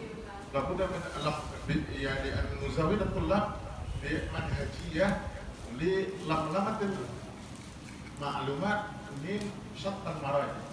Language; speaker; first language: Arabic; native; Arabic